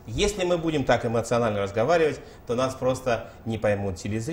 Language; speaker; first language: Russian; native; Russian